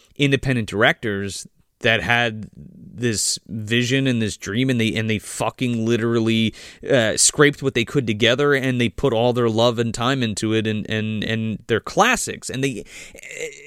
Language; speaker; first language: English; native; English